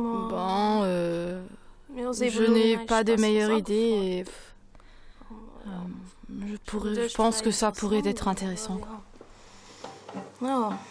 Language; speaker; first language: French; non-native, local second language; Luxembourgish